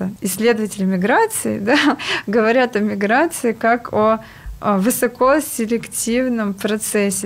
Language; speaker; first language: Russian; native; Russian